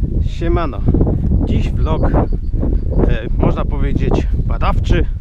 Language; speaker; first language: Polish; native; Polish